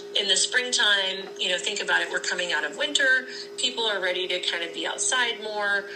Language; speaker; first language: English; native; English